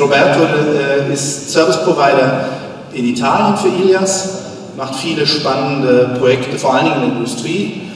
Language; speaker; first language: German; native; German